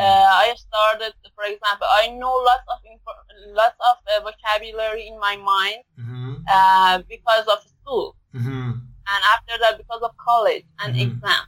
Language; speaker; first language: English; non-native, learner; Persian